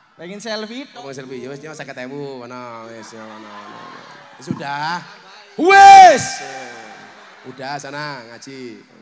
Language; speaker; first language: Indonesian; native; Indonesian